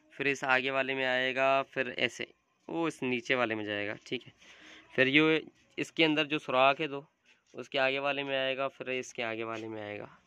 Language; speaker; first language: Urdu; non-native, local second language; Sindhi